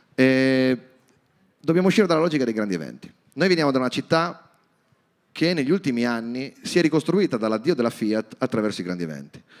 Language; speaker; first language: Italian; native; Italian